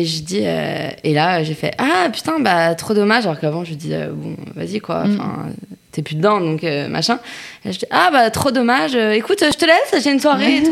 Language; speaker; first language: French; native; French